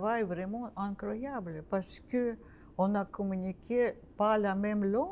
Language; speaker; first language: French; non-native, learner; Russian